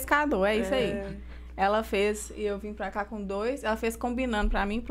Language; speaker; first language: Portuguese; native; Portuguese